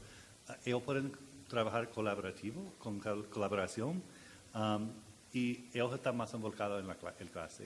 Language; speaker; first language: Spanish; non-native, learner; English